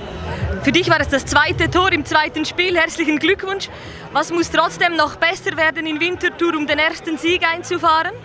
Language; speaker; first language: German; native; German